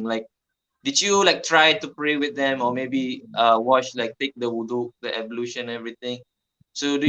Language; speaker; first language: English; non-native, fluent; Malay